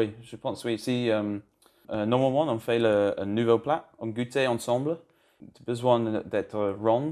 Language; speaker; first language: French; non-native, learner; English